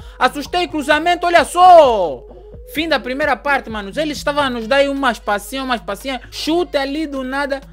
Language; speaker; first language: Portuguese; native; Portuguese